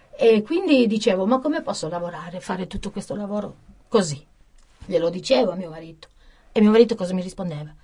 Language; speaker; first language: Italian; native; Italian